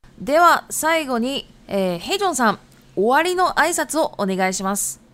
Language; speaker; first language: Japanese; non-native, fluent; Chinese